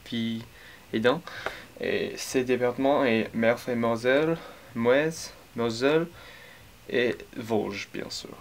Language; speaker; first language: French; non-native, learner; English